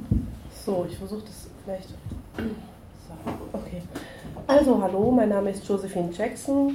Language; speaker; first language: German; native; German